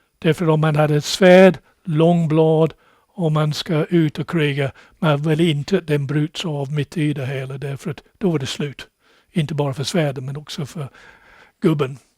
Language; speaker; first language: Swedish; non-native, fluent; English